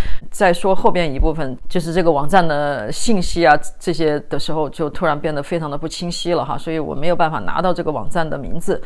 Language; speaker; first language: Chinese; native; Chinese